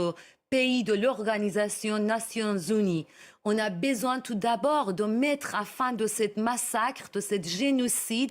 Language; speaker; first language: French; non-native, learner; Persian